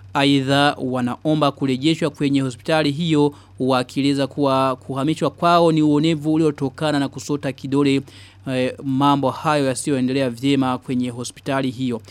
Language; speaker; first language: Swahili; non-native, local second language; Rundi